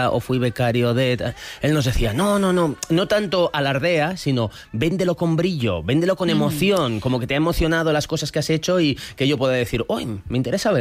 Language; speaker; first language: Spanish; native; Spanish